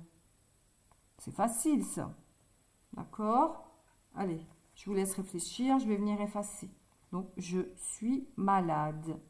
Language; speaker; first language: French; native; French